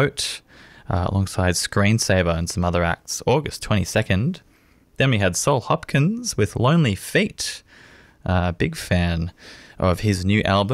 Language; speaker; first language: English; native; English